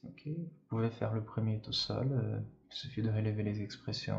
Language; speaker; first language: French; non-native, fluent; Portuguese